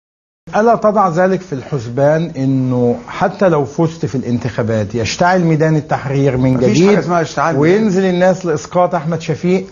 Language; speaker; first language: Arabic; native; Arabic